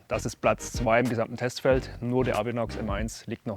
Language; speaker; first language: German; native; German